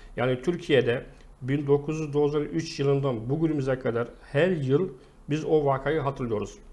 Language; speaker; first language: Turkish; non-native, fluent; Arabic